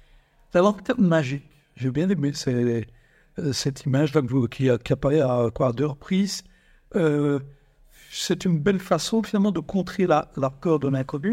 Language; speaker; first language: French; native; French